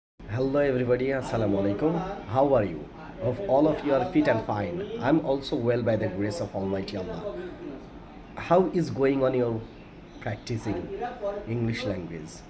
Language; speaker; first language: English; non-native, local second language; Bangla